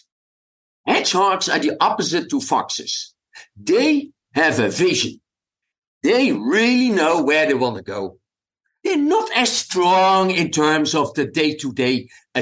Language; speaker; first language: English; non-native, fluent; Dutch